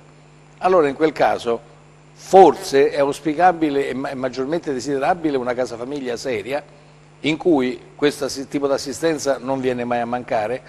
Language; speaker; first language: Italian; native; Italian